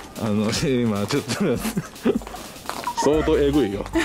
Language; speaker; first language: Japanese; native; Japanese